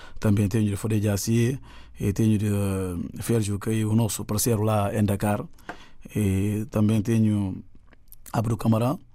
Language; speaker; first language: Portuguese; non-native, local second language; Upper Guinea Crioulo